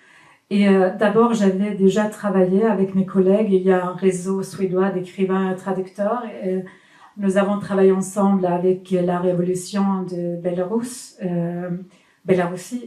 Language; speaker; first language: French; non-native, fluent; Swedish